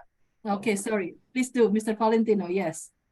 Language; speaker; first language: English; non-native, fluent; Indonesian